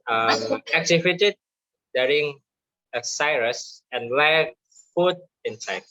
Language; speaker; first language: English; non-native, learner; Indonesian